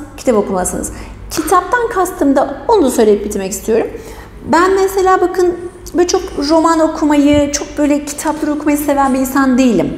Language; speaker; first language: Turkish; native; Turkish